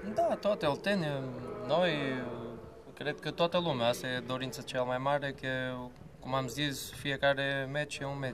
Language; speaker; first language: Romanian; non-native, fluent; Portuguese